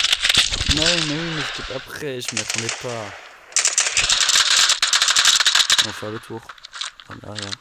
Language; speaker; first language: French; native; French